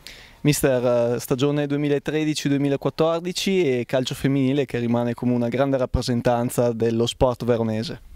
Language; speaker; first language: Italian; native; Italian